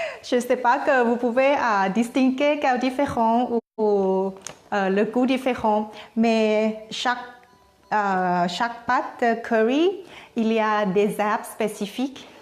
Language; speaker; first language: French; non-native, learner; Thai